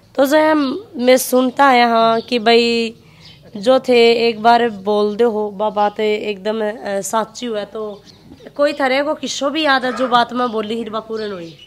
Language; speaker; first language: Hindi; native; Hindi